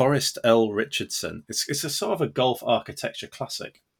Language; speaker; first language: English; native; English